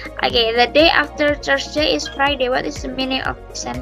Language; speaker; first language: English; non-native, learner; Indonesian